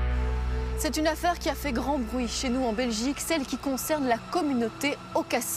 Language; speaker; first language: French; native; French